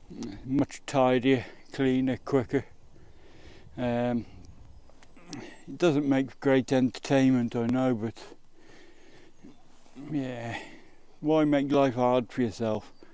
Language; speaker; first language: English; native; English